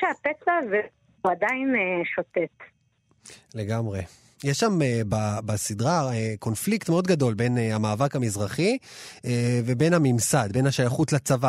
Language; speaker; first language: Hebrew; native; Hebrew